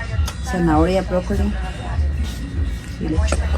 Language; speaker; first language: Spanish; native; Spanish